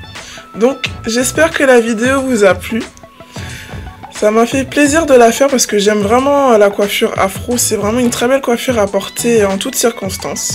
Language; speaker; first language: French; native; French